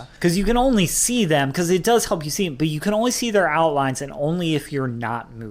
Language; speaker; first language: English; native; English